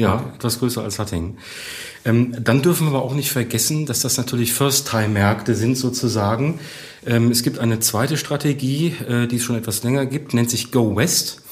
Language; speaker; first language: German; native; German